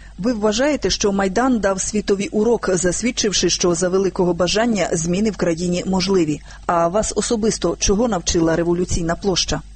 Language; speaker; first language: Ukrainian; native; Ukrainian